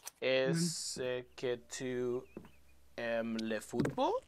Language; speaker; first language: French; non-native, learner; English